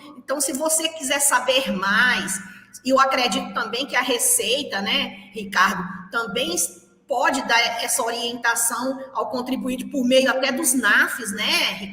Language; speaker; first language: Portuguese; native; Portuguese